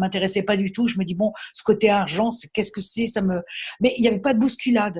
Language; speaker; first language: French; native; French